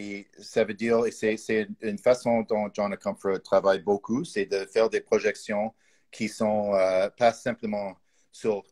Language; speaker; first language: French; non-native, fluent; English